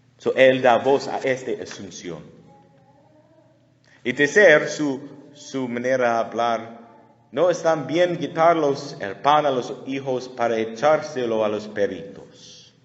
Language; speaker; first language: Spanish; non-native, learner; English